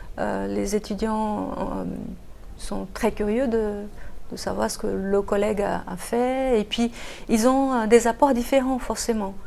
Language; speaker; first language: French; non-native, fluent; Portuguese